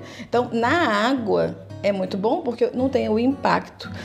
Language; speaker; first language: Portuguese; native; Portuguese